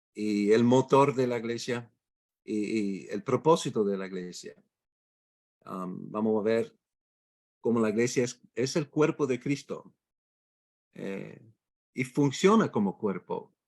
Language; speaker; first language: Spanish; non-native, fluent; English